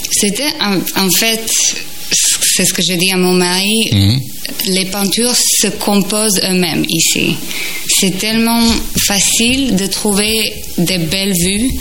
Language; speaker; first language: French; non-native, fluent; Croatian